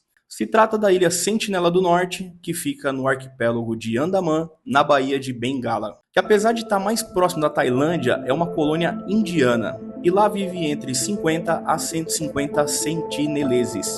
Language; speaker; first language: Portuguese; native; Portuguese